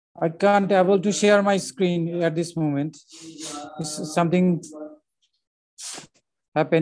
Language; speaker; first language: English; non-native, local second language; Bangla